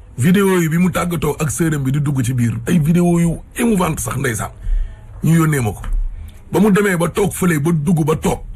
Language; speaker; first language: Wolof; native; Wolof